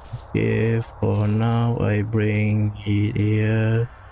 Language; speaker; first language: English; non-native, local second language; Malay